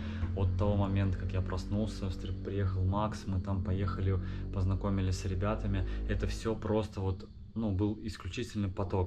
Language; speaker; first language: Russian; native; Russian